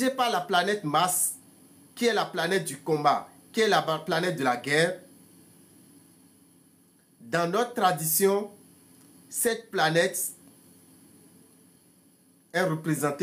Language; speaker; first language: French; non-native, local second language; Fon